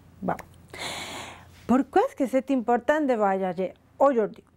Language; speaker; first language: French; non-native, learner; Spanish